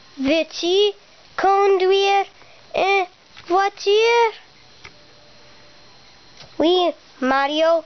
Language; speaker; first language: French; non-native, learner; English